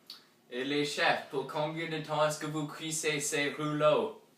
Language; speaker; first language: French; non-native, fluent; English